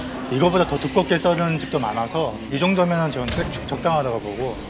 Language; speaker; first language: Korean; native; Korean